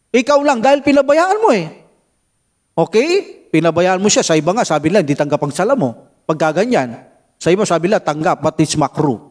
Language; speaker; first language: Filipino; non-native, local second language; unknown